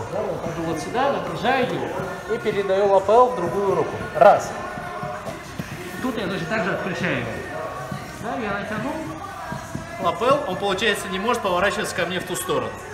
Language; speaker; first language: Russian; native; Russian